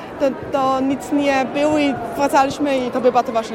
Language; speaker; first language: Polish; early bilingual, heritage; Polish